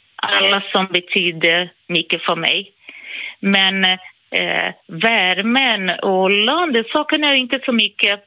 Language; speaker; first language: Swedish; non-native, fluent; Portuguese